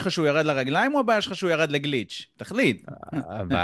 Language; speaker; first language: Hebrew; native; Hebrew